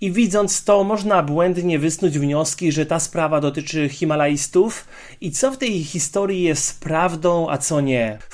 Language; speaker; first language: Polish; native; Polish